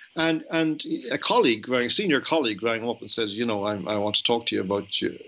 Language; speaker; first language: English; native; English